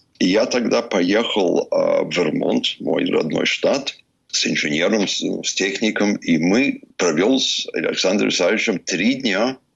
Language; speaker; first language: Russian; early bilingual, heritage; Russian